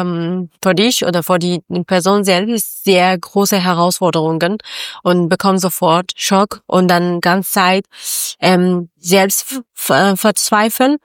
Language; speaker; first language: German; non-native, learner; Persian